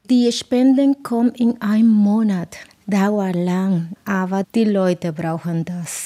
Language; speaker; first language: German; non-native, learner; Spanish